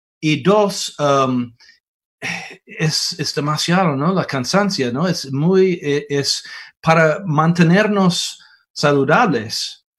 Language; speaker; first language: Spanish; non-native, fluent; English